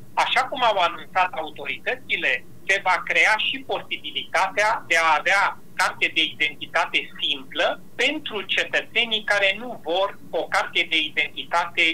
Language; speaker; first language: Romanian; native; Romanian